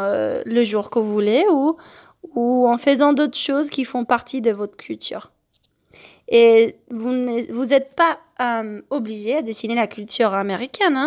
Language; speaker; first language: French; non-native, fluent; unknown